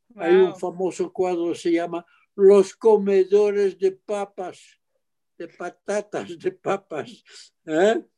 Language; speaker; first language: Spanish; non-native, fluent; Dutch